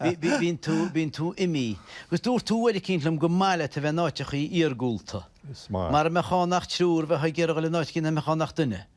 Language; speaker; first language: Irish; native; Irish